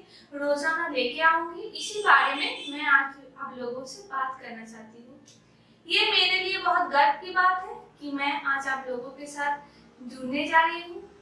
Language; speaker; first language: Hindi; non-native, local second language; Bangla